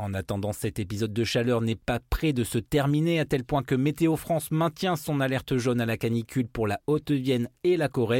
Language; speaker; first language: French; native; French